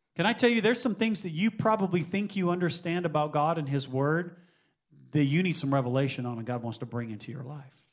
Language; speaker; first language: English; native; English